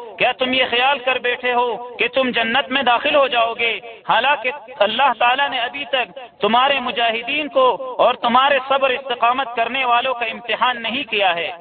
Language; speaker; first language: Urdu; non-native, local second language; Pashto